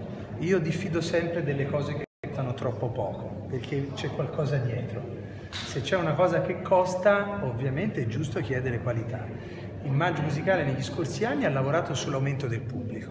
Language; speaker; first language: Italian; native; Italian